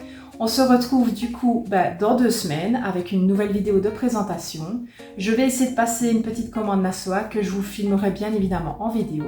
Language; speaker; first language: French; native; French